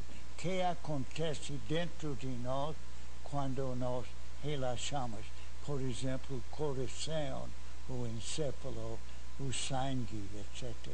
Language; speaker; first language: Portuguese; non-native, fluent; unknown